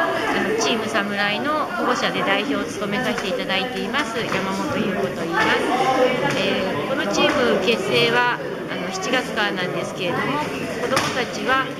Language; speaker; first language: Japanese; native; Japanese